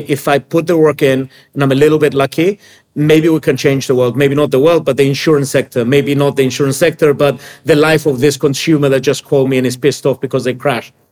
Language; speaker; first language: English; early bilingual, other home language; Greek